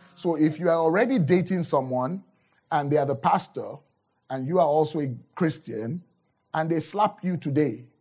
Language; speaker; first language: English; non-native, local second language; Yoruba